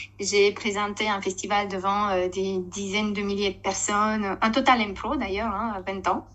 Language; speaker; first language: French; non-native, fluent; Romanian